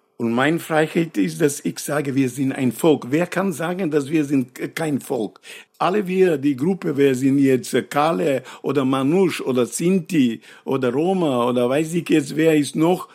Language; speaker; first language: German; non-native, learner; Romany